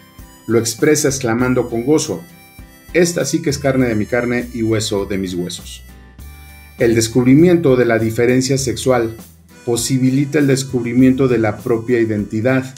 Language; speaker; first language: Spanish; native; Spanish